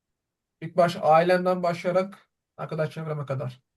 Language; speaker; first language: Turkish; native; Turkish